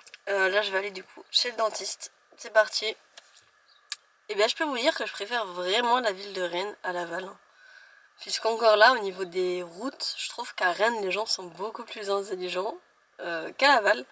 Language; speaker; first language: French; native; French